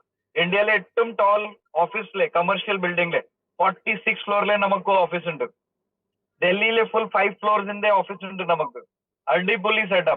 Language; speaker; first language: Malayalam; early bilingual, heritage; Malayalam